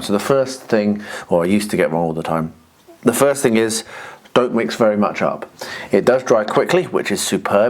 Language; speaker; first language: English; native; English